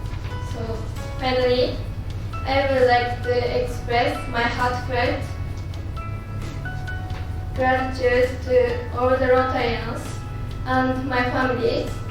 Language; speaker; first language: English; non-native, learner; Japanese